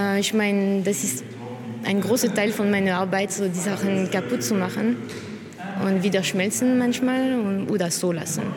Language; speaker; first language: German; non-native, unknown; French